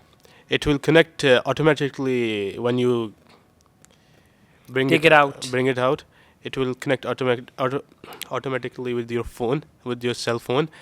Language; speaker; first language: English; non-native, learner; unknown